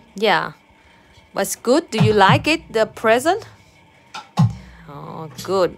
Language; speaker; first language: English; non-native, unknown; Vietnamese